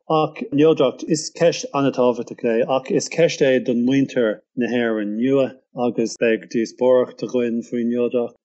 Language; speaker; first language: Irish; non-native, local second language; English